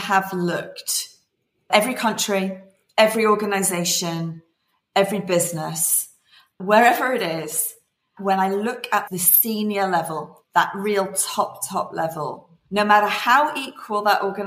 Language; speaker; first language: English; native; English